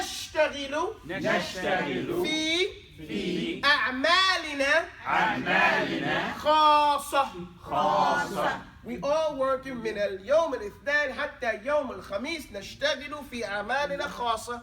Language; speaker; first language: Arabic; non-native, fluent; English